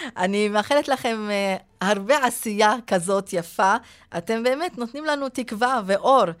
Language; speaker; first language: Hebrew; non-native, local second language; Arabic